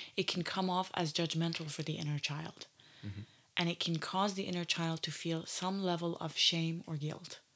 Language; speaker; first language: English; native; English